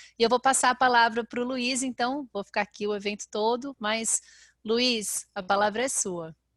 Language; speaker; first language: Portuguese; native; Portuguese